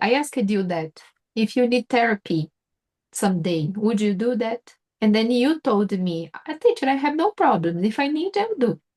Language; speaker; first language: English; non-native, fluent; Portuguese